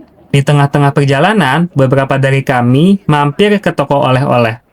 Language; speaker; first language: Indonesian; native; Indonesian